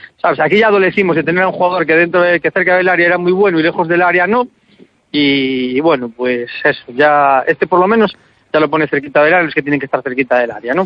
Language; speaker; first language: Spanish; native; Spanish